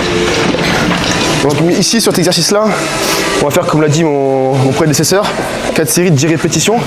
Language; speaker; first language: French; native; French